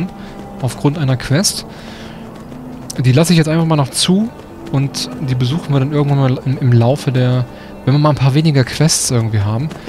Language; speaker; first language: German; native; German